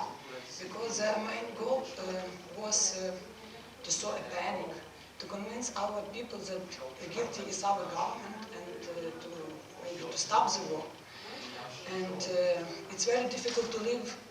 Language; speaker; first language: English; non-native, learner; Ukrainian